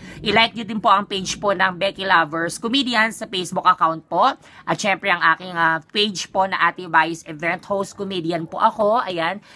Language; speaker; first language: Filipino; native; Filipino